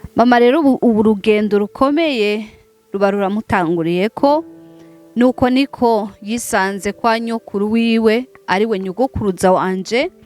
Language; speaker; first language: Rundi; non-native, local second language; Swahili